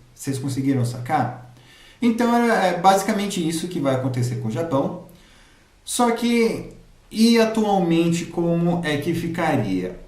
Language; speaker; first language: Portuguese; native; Portuguese